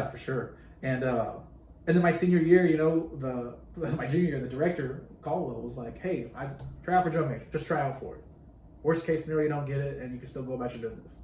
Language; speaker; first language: English; native; English